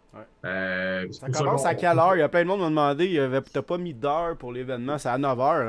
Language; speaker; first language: French; native; French